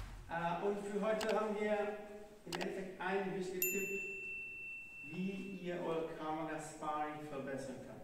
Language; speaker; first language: German; non-native, fluent; Hebrew